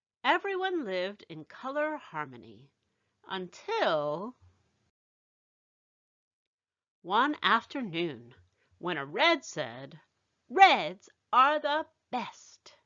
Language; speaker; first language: English; native; English